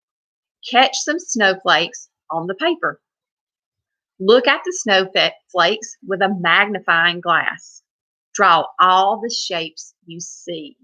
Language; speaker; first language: English; native; English